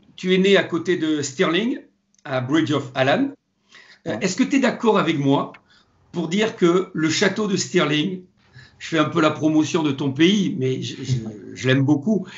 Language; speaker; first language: French; native; French